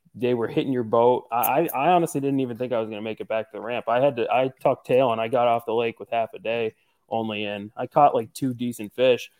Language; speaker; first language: English; native; English